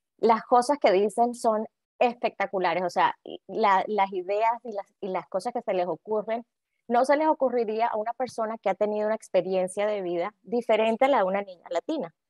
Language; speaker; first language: Spanish; native; Spanish